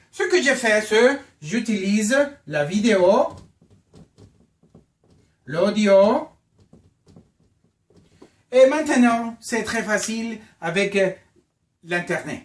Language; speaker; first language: French; non-native, fluent; Spanish